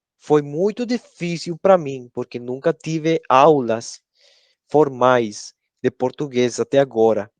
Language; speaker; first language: Portuguese; non-native, learner; Spanish